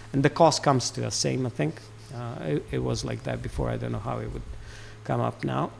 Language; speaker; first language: English; non-native, fluent; Serbian